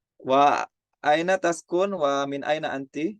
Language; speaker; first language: Arabic; non-native, fluent; Indonesian